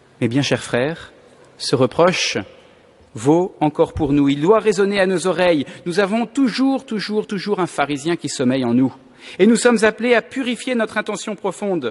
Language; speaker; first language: French; native; French